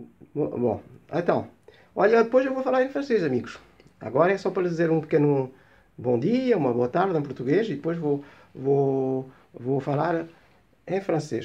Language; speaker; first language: Portuguese; early bilingual, heritage; Portuguese